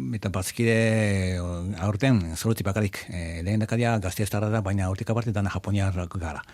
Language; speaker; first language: Basque; non-native, fluent; Japanese